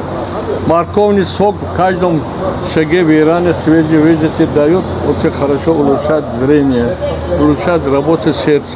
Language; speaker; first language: Russian; non-native, local second language; Tajik